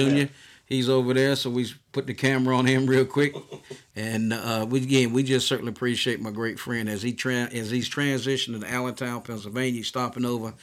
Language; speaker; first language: English; native; English